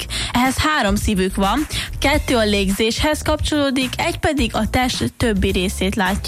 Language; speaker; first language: Hungarian; native; Hungarian